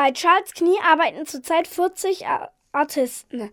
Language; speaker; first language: German; native; German